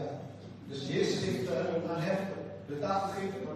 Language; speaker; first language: Dutch; non-native, fluent; Indonesian